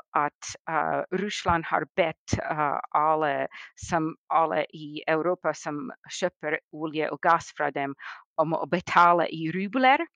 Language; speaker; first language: Norwegian; non-native, fluent; English